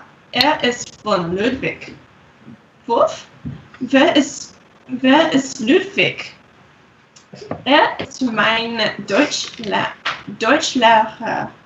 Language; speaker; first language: German; non-native, learner; English